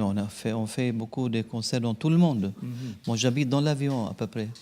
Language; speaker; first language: French; non-native, local second language; Arabic